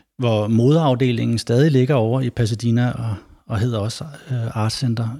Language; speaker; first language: Danish; native; Danish